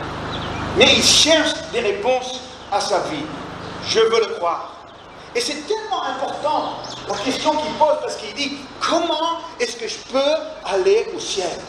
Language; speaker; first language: French; native; French